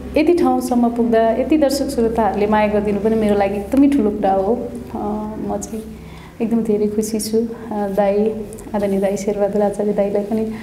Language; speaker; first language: Nepali; native; Nepali